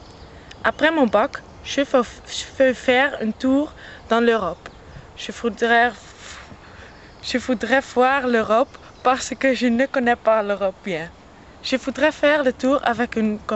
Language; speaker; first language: French; non-native, learner; Dutch